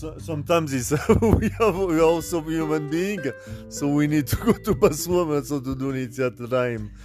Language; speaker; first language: English; non-native, learner; French